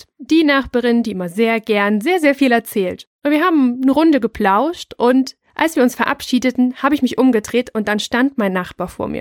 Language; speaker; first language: German; native; German